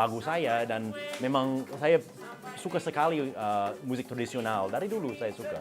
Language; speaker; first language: Indonesian; non-native, fluent; English